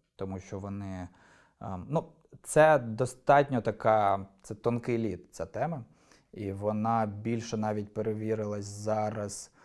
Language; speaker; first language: Ukrainian; non-native, local second language; Russian